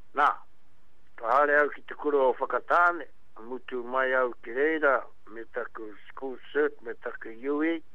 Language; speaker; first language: Māori; native; Māori